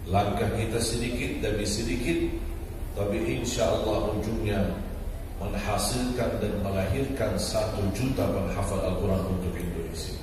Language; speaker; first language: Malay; non-native, fluent; Arabic